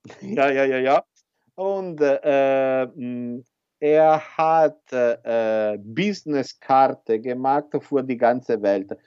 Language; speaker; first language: German; non-native, learner; Italian